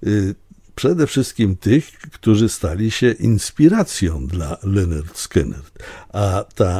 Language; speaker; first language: Polish; native; Polish